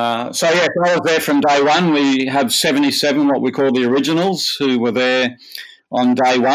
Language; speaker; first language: English; native; English